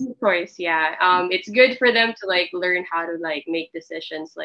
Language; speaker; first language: English; non-native, local second language; Filipino